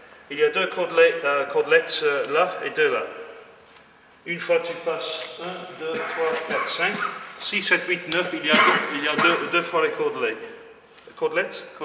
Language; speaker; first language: French; non-native, fluent; English